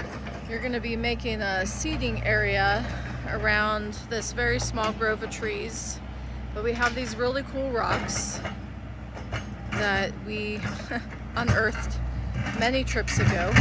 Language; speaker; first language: English; native; English